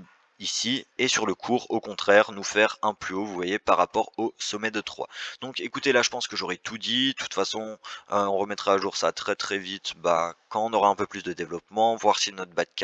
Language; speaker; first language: French; native; French